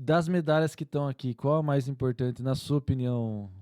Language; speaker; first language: Portuguese; native; Portuguese